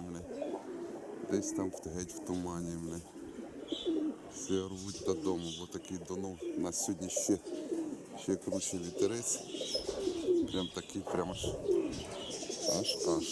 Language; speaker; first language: Ukrainian; non-native, local second language; Russian